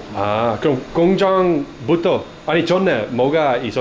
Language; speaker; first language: Korean; non-native, learner; Dutch